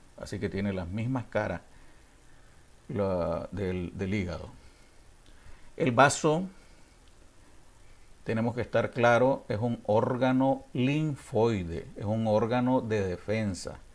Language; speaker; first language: Spanish; native; Spanish